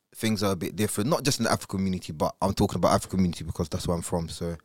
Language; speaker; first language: English; early bilingual, other home language; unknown